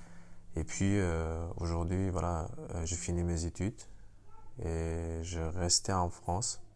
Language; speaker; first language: French; non-native, fluent; Uyghur